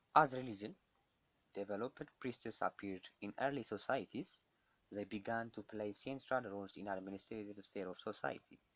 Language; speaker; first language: English; non-native, local second language; Amharic